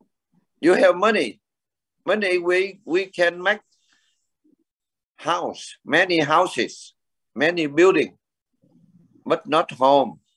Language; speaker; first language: English; non-native, learner; Vietnamese